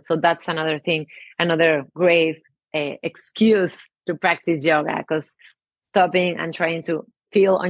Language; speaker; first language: English; non-native, fluent; Spanish